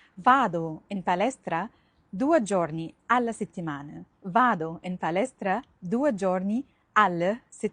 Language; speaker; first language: Italian; non-native, fluent; Arabic